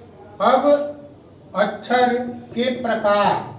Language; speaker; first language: Hindi; native; Hindi